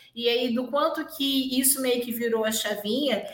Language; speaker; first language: Portuguese; native; Portuguese